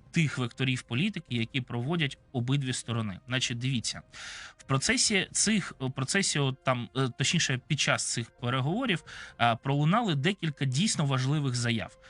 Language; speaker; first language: Ukrainian; non-native, local second language; Russian